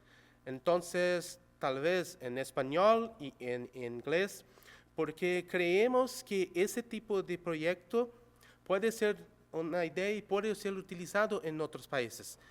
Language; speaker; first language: Spanish; non-native, local second language; Portuguese